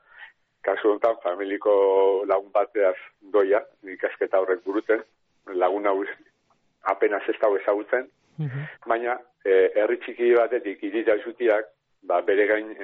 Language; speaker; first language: Basque; native; Basque